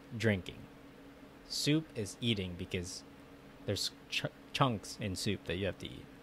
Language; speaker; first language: English; early bilingual, other home language; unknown